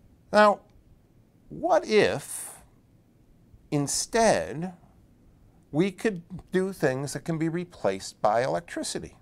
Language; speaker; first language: English; native; English